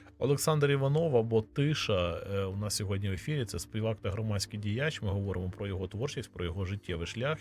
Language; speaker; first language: Ukrainian; native; Ukrainian